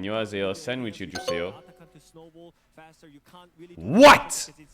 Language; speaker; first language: Korean; non-native, learner; English